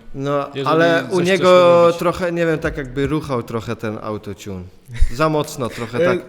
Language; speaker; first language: Polish; early bilingual, heritage; Polish